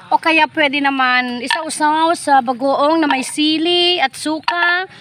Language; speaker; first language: Filipino; non-native, local second language; Iloko